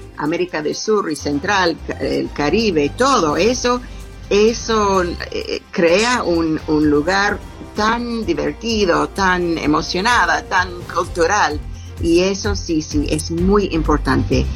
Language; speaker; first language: Spanish; non-native, learner; English